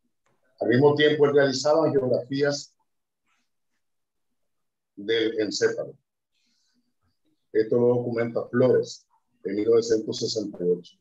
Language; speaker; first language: Spanish; native; Spanish